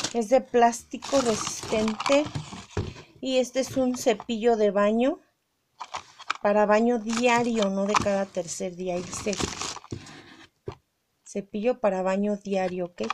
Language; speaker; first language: Spanish; native; Spanish